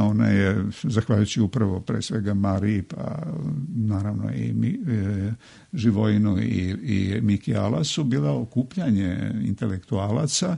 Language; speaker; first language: Serbian; native; Serbian